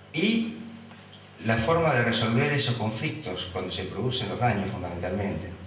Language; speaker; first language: Spanish; native; Spanish